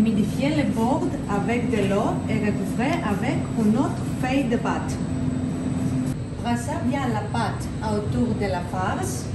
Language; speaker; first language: French; non-native, learner; Greek